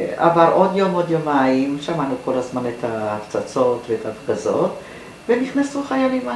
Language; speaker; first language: Hebrew; non-native, fluent; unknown